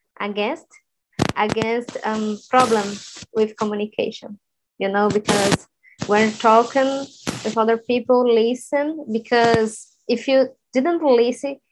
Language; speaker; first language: English; non-native, learner; Portuguese